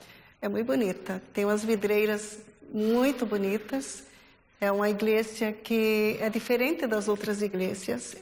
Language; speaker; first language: Portuguese; early bilingual, other home language; Galician